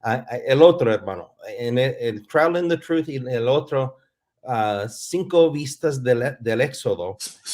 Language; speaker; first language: Spanish; non-native, fluent; English